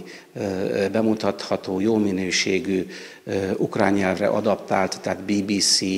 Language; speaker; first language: Hungarian; native; Hungarian